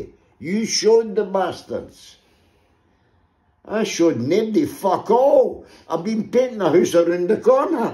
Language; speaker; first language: English; native; English